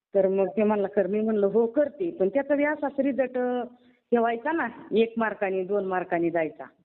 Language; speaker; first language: Marathi; native; Marathi